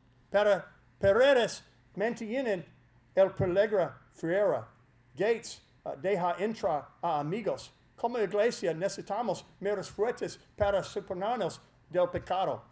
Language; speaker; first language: Spanish; non-native, learner; English